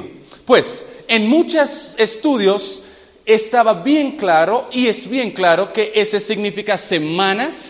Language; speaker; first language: Spanish; non-native, fluent; English